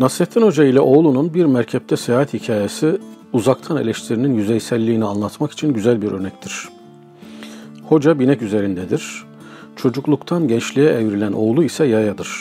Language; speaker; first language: Turkish; native; Turkish